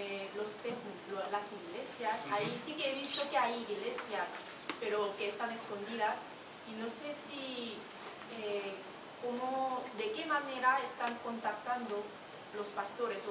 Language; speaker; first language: Spanish; native; Spanish